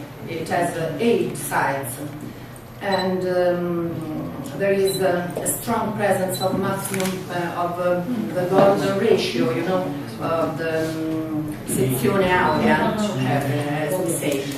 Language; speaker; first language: English; non-native, fluent; Italian